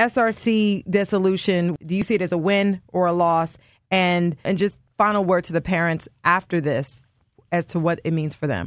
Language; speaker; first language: English; native; English